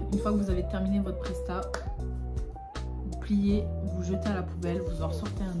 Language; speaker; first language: French; native; French